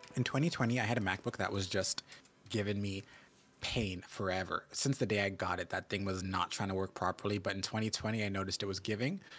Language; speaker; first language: English; native; English